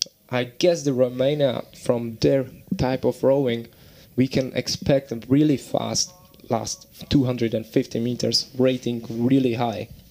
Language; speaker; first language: English; non-native, fluent; Czech